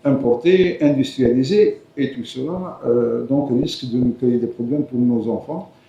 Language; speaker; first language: French; non-native, local second language; Arabic